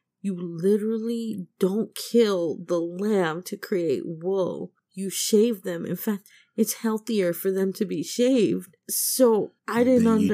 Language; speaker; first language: English; native; English